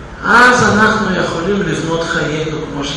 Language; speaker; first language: Hebrew; non-native, fluent; Russian